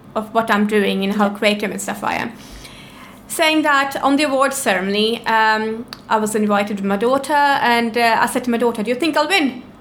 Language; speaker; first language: English; non-native, fluent; Norwegian